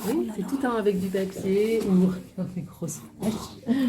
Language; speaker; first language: French; native; French